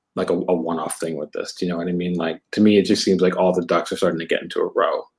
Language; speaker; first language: English; native; English